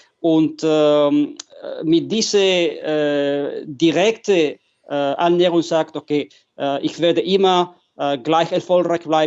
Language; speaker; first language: German; non-native, fluent; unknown